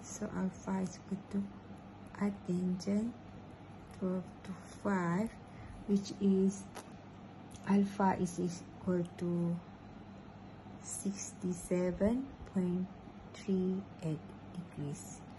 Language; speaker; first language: English; non-native, local second language; Malay